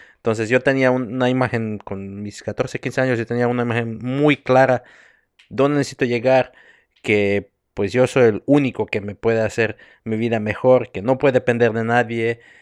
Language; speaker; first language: Spanish; non-native, fluent; Croatian